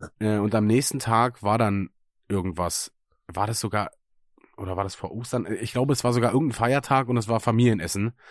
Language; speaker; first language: German; native; German